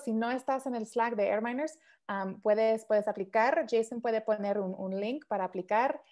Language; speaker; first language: Spanish; early bilingual, heritage; Spanish